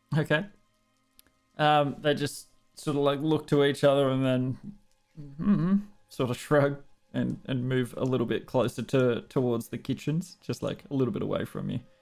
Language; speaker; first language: English; native; English